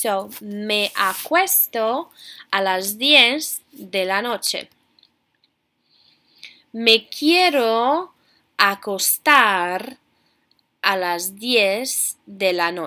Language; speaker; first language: Spanish; non-native, fluent; English